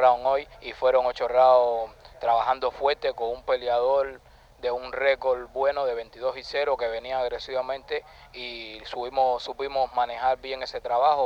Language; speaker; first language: Spanish; native; Spanish